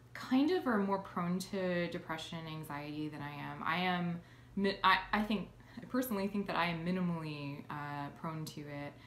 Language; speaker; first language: English; native; English